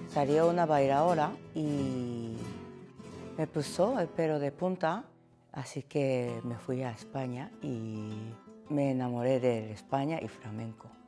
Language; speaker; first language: Spanish; non-native, fluent; Japanese